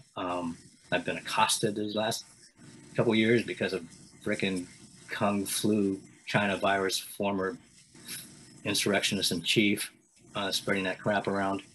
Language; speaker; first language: English; native; English